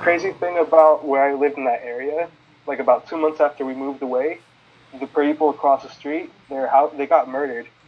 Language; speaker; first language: English; native; English